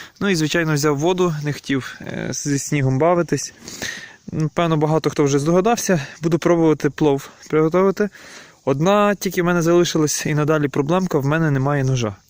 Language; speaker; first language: Ukrainian; native; Ukrainian